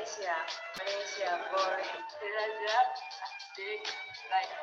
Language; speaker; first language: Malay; non-native, learner; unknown